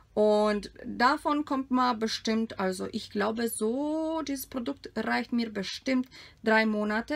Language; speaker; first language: German; non-native, fluent; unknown